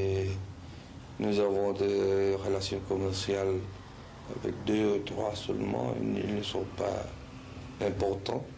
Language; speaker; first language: French; non-native, fluent; Spanish